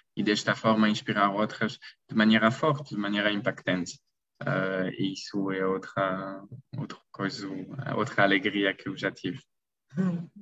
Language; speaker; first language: Portuguese; non-native, fluent; French